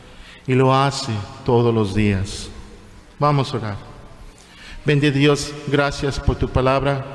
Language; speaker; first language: Spanish; non-native, fluent; English